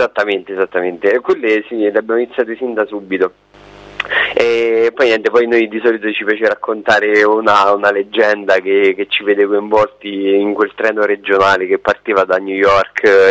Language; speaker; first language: Italian; native; Italian